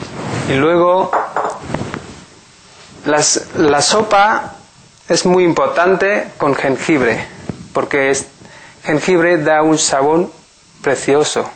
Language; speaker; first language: Spanish; non-native, learner; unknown